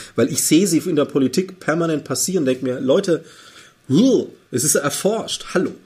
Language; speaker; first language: German; native; German